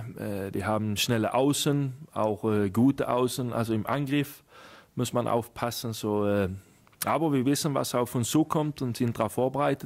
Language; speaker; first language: German; non-native, fluent; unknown